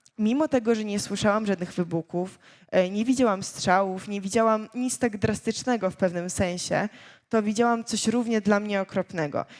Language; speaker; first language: Polish; early bilingual, other home language; Ukrainian